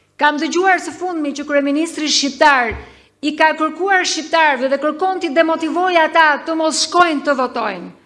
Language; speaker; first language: Albanian; native; Albanian